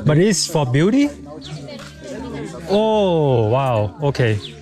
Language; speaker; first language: English; non-native, learner; Thai